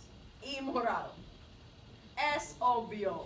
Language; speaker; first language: Spanish; non-native, fluent; English